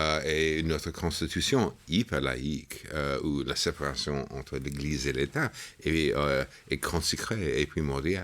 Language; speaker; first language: French; non-native, fluent; English